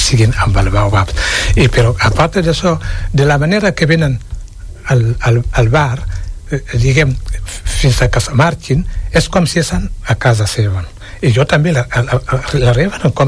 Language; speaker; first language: Catalan; non-native, fluent; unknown